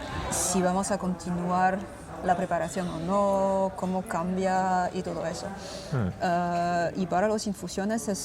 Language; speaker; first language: Spanish; non-native, fluent; French